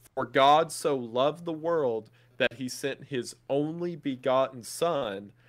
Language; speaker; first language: English; native; English